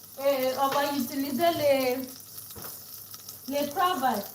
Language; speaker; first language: French; non-native, learner; English